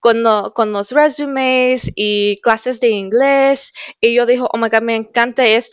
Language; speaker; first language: Spanish; early bilingual, heritage; Spanish